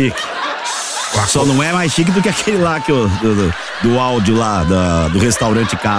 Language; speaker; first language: Portuguese; native; Portuguese